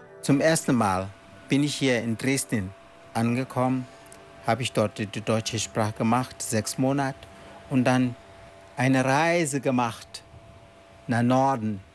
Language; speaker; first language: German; non-native, fluent; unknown